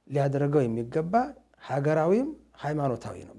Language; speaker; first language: Amharic; native; Amharic